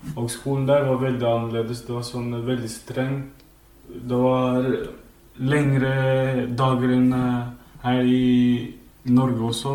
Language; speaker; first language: Norwegian; early bilingual, other home language; Filipino